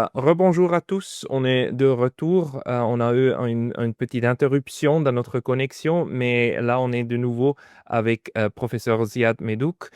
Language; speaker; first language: French; non-native, fluent; German